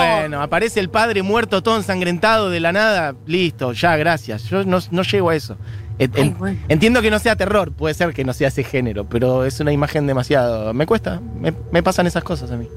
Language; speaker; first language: Spanish; native; Spanish